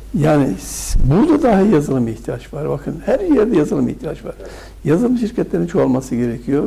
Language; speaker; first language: Turkish; native; Turkish